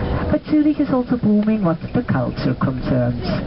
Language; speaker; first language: English; non-native, fluent; German